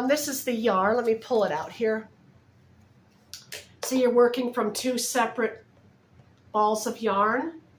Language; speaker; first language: English; native; English